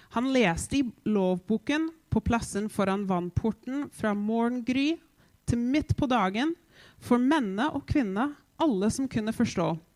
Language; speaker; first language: Norwegian; non-native, fluent; English